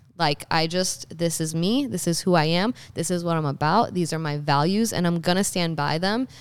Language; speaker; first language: English; native; English